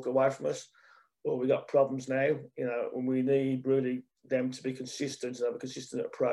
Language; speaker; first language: English; native; English